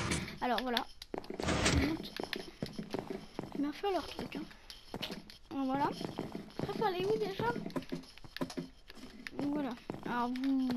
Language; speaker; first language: French; native; French